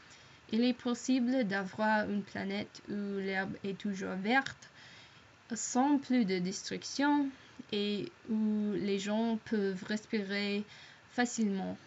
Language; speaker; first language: French; non-native, learner; English